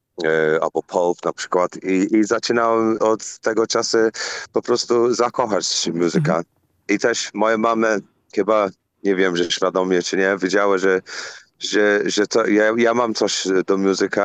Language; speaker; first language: Polish; non-native, learner; English